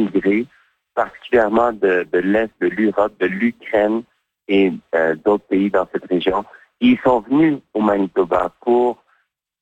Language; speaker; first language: French; native; French